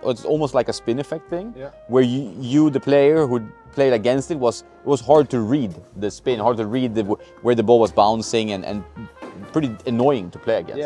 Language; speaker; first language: English; non-native, fluent; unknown